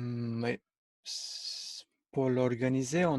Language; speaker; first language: French; non-native, learner; Turkish